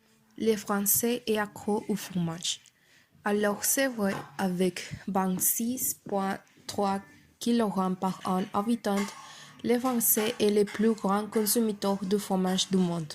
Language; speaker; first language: French; non-native, learner; Spanish